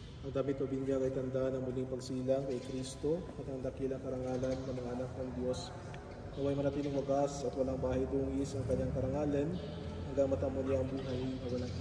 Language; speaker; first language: Filipino; native; Filipino